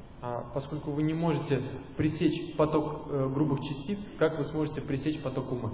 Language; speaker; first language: Russian; native; Russian